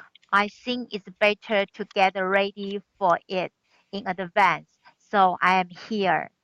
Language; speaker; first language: English; non-native, learner; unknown